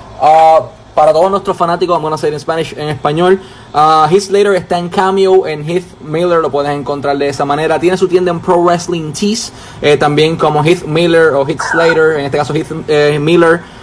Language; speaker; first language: Spanish; native; Spanish